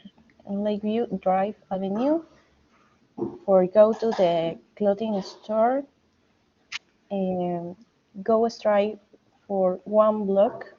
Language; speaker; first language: English; non-native, learner; Spanish